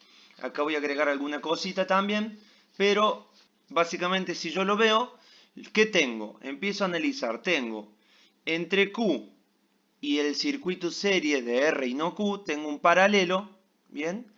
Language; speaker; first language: Spanish; native; Spanish